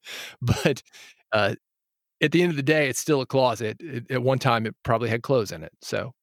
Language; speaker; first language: English; native; English